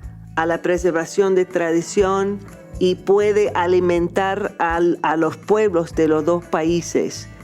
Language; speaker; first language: Spanish; non-native, fluent; English